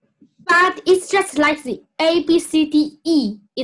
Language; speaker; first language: English; non-native, learner; Chinese